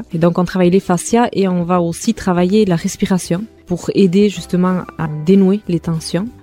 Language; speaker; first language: French; non-native, local second language; Basque